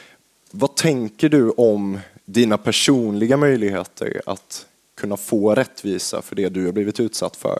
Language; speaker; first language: Swedish; native; Swedish